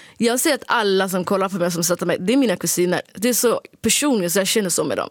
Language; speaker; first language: Swedish; early bilingual, other home language; Somali